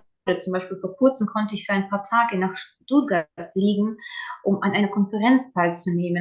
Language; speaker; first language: German; non-native, fluent; Ukrainian